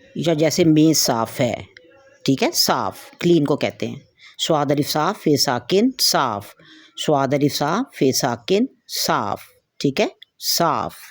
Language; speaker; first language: Urdu; native; Urdu